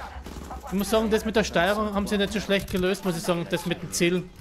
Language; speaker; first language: German; native; German